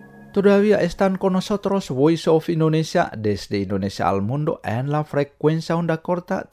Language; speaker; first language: Spanish; non-native, fluent; Indonesian